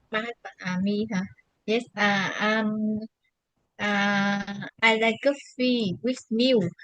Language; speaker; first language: English; non-native, learner; Vietnamese